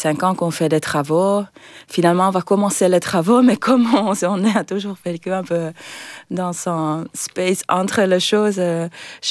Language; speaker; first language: French; non-native, fluent; Finnish